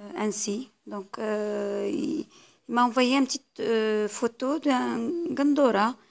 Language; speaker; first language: French; non-native, local second language; Arabic